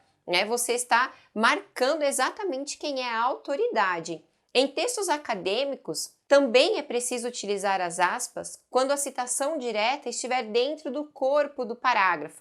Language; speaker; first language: Portuguese; native; Portuguese